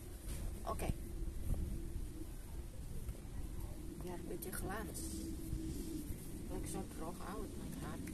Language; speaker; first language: Dutch; non-native, learner; Indonesian